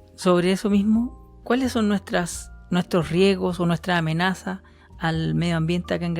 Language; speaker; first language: Spanish; native; Spanish